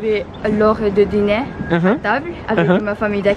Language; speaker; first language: French; non-native, fluent; Japanese